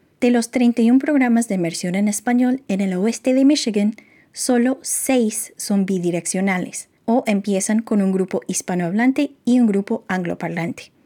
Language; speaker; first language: Spanish; non-native, fluent; English